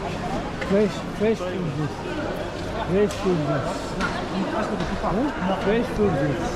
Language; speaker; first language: English; non-native, local second language; Bangla